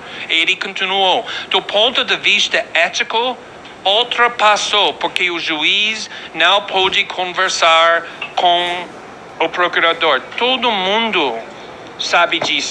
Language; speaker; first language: Portuguese; non-native, fluent; English